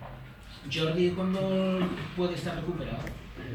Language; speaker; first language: Spanish; native; Spanish